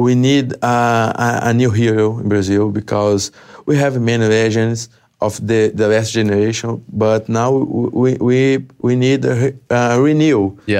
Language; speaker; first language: English; non-native, learner; Portuguese